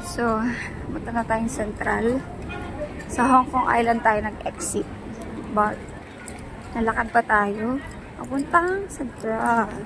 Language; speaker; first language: Filipino; native; Filipino